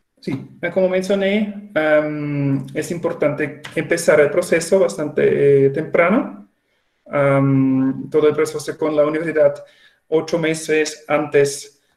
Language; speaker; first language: Spanish; non-native, fluent; Swiss German